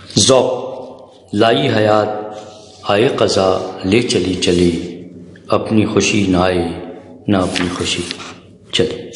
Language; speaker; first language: Urdu; native; Urdu